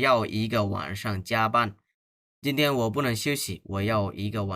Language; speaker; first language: Chinese; non-native, fluent; Bangla